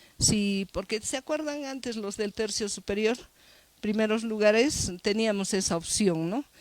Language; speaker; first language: Spanish; native; Spanish